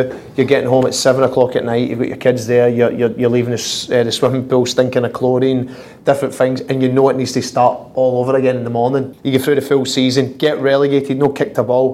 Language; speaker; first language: English; native; English